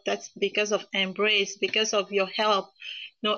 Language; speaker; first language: English; non-native, fluent; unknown